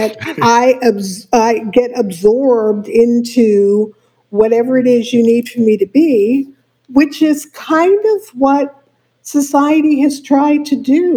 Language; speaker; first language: English; native; English